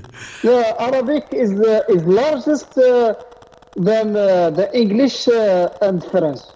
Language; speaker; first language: English; non-native, learner; Arabic